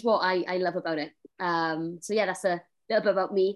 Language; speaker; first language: English; native; English